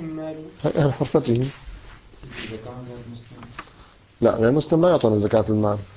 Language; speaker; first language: Arabic; native; Arabic